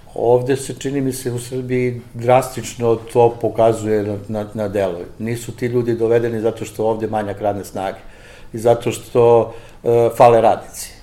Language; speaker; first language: Serbian; native; Serbian